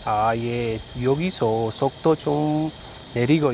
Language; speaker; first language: Korean; non-native, learner; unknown